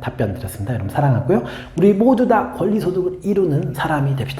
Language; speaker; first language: Korean; native; Korean